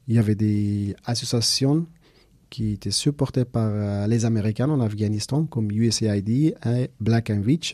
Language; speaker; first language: French; non-native, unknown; Persian